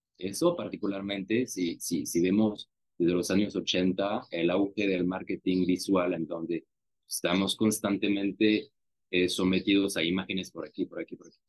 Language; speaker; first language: Spanish; non-native, fluent; French